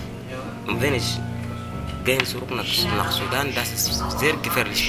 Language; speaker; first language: German; non-native, learner; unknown